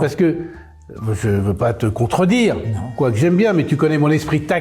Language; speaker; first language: French; native; French